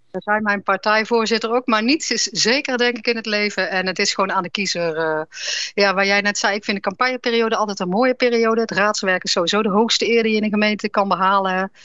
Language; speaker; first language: Dutch; native; Dutch